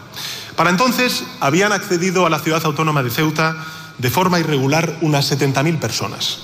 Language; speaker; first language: Spanish; native; Spanish